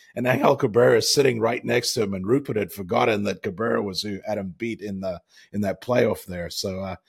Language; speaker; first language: English; native; English